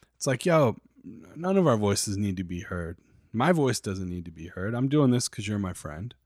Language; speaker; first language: English; native; English